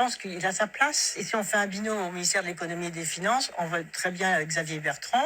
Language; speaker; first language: French; native; French